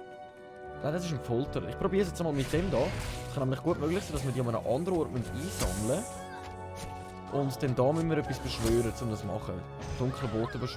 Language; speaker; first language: German; native; German